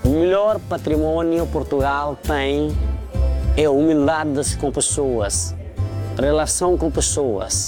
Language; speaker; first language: Portuguese; non-native, fluent; Nepali